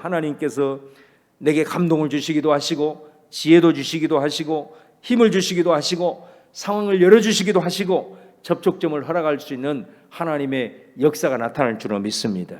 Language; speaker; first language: Korean; native; Korean